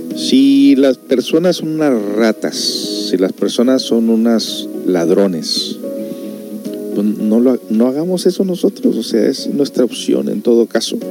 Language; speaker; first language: Spanish; early bilingual, heritage; Spanish